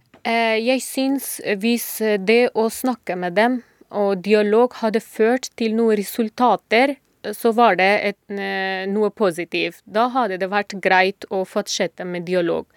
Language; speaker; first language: Norwegian; non-native, fluent; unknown